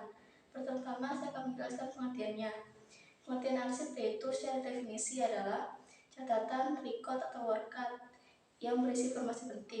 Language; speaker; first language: Indonesian; native; Indonesian